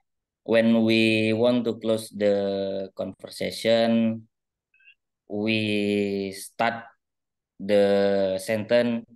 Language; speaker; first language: English; non-native, learner; Indonesian